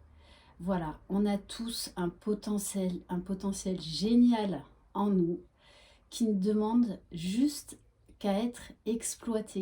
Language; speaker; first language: French; native; French